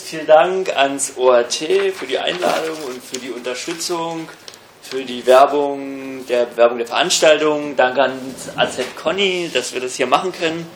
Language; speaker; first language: German; native; German